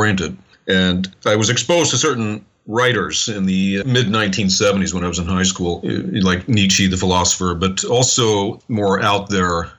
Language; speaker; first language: English; native; English